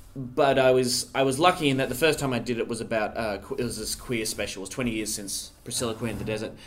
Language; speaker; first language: English; native; English